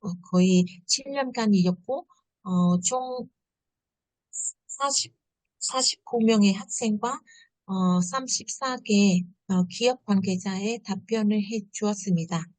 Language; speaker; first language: Korean; non-native, fluent; Vietnamese